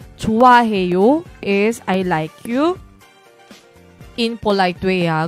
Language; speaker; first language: English; non-native, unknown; Korean